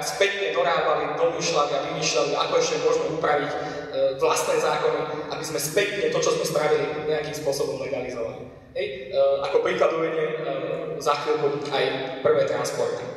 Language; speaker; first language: Slovak; native; Slovak